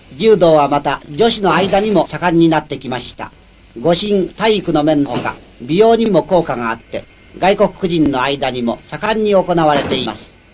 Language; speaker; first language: Japanese; native; Japanese